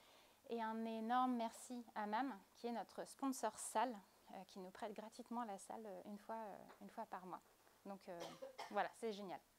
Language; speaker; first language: French; native; French